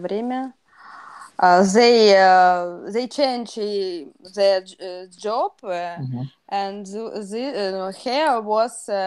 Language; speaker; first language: English; non-native, learner; Russian